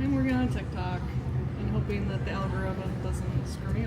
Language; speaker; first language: English; native; English